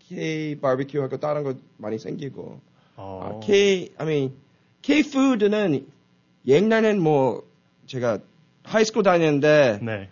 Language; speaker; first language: Korean; early bilingual, heritage; Korean